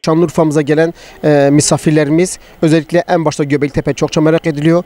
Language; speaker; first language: Turkish; native; Turkish